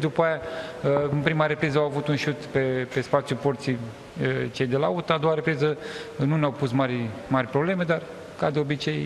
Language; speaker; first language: Romanian; native; Romanian